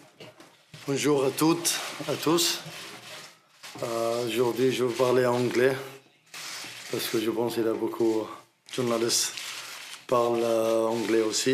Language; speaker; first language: French; non-native, learner; Arabic